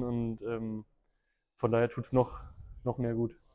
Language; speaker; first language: German; native; German